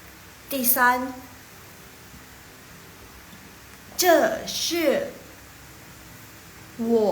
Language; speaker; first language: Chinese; non-native, fluent; Indonesian